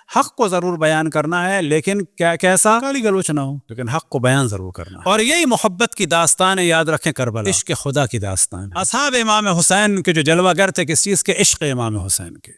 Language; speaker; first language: Urdu; native; Urdu